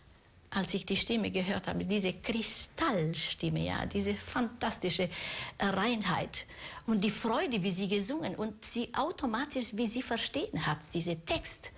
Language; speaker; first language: German; non-native, fluent; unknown